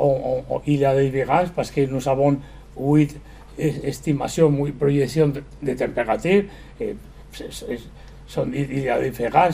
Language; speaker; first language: French; non-native, learner; Spanish